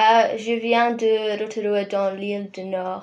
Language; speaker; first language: French; non-native, fluent; English